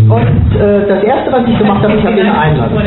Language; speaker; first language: German; native; German